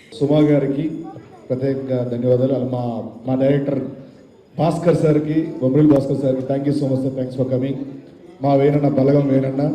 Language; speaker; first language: Telugu; native; Telugu